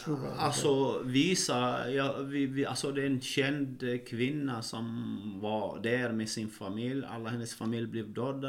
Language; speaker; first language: Swedish; non-native, fluent; Arabic